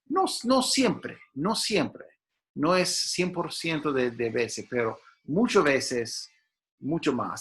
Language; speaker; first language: Spanish; non-native, fluent; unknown